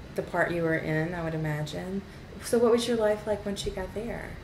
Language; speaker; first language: English; native; English